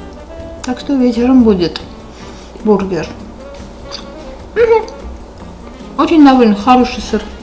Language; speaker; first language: Russian; non-native, local second language; Armenian